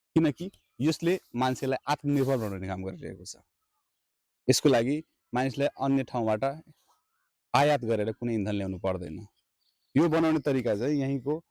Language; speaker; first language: Nepali; non-native, local second language; Maithili